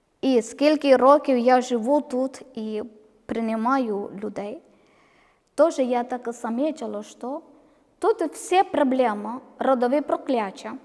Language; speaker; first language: Ukrainian; non-native, learner; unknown